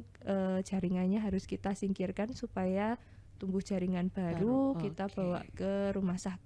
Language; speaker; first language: Indonesian; native; Indonesian